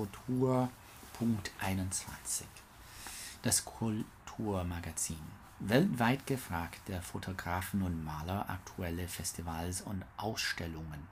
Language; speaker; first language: German; non-native, learner; English